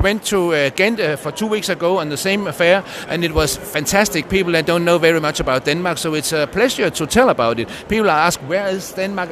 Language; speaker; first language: English; non-native, fluent; Danish